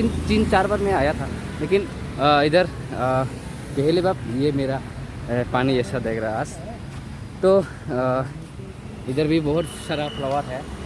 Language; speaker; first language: Hindi; non-native, local second language; Kok Borok